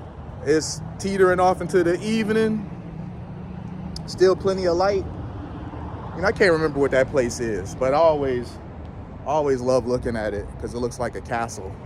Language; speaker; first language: English; native; English